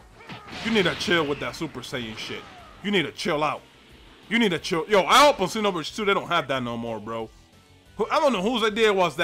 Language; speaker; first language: English; native; English